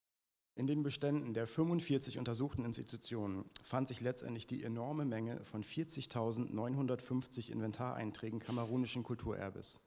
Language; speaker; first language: German; native; German